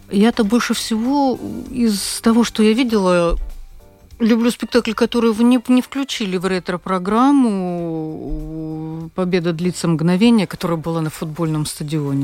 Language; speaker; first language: Russian; native; Russian